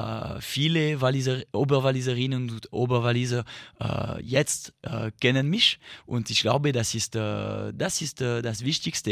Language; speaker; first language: German; non-native, local second language; French